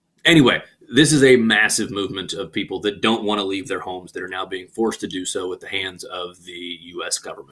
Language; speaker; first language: English; native; English